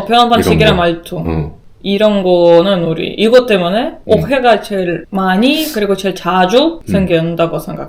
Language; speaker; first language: Korean; non-native, learner; Russian